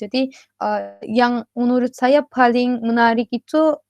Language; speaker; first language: Indonesian; non-native, fluent; Turkish